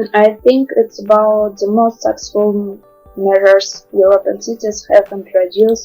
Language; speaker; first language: English; non-native, learner; Russian